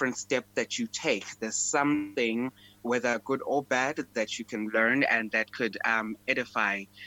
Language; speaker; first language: English; non-native, local second language; Xhosa